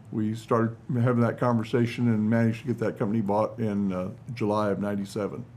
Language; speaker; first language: English; native; English